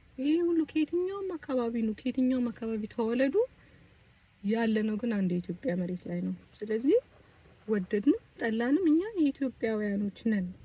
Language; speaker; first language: Amharic; native; Amharic